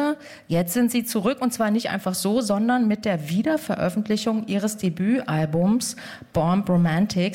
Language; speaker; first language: German; native; German